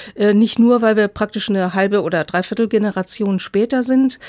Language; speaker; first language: German; native; German